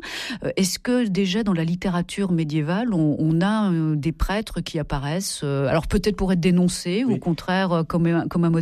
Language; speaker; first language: French; native; French